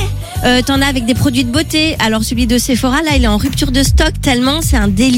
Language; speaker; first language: French; native; French